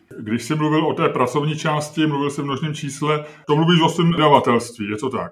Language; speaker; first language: Czech; native; Czech